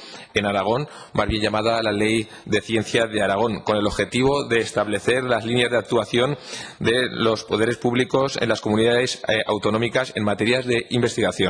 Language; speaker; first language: Spanish; native; Spanish